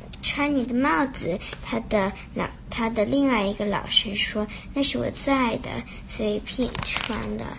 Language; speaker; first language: Chinese; early bilingual, heritage; Chinese